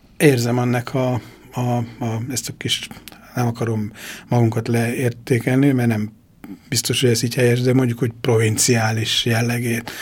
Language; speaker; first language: Hungarian; native; Hungarian